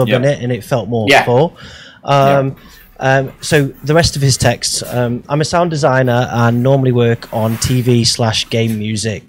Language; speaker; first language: English; native; English